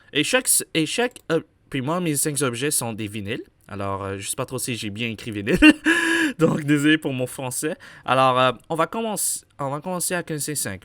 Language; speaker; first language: French; native; French